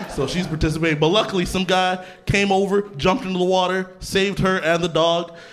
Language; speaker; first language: English; native; English